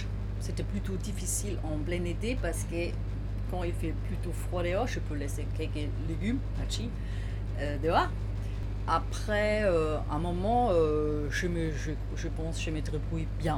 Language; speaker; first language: French; non-native, learner; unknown